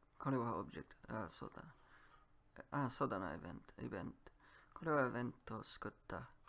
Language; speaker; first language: Japanese; non-native, learner; Polish